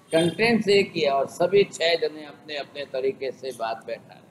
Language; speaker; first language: Hindi; non-native, local second language; Gujarati